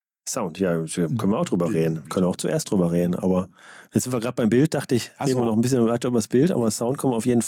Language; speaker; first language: German; native; German